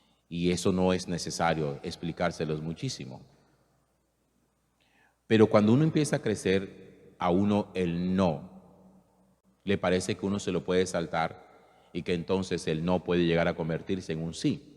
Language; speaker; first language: Spanish; native; Spanish